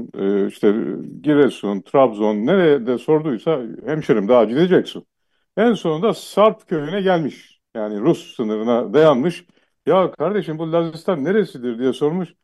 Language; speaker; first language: Turkish; non-native, local second language; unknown